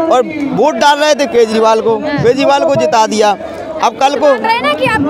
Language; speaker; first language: Hindi; native; Hindi